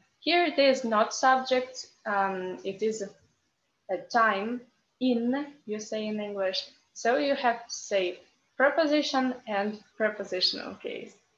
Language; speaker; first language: English; non-native, fluent; Russian